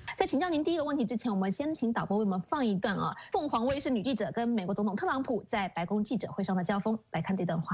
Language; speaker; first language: Chinese; native; Chinese